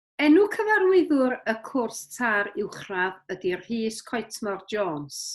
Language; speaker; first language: Welsh; native; Welsh